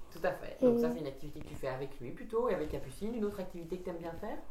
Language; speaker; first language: French; native; French